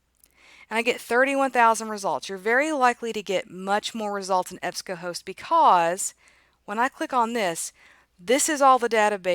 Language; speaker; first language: English; native; English